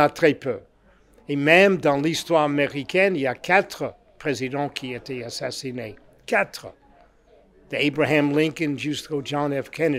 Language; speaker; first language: French; non-native, fluent; English